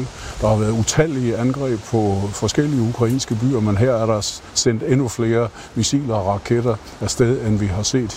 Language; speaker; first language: Danish; native; Danish